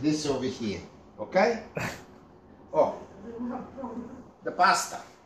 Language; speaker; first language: English; non-native, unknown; Italian